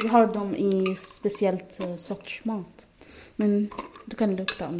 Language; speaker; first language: Swedish; non-native, fluent; Arabic